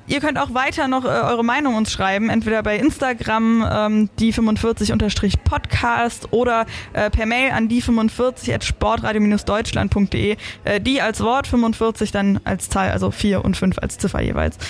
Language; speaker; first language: German; native; German